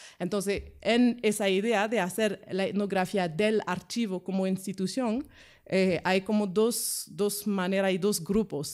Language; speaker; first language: Spanish; non-native, fluent; French